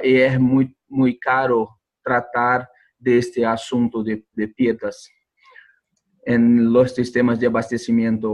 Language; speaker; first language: Spanish; non-native, learner; Portuguese